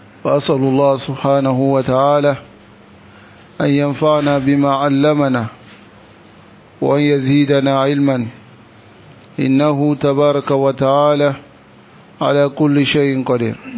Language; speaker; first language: Arabic; non-native, fluent; French